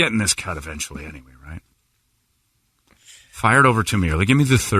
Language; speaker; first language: English; native; English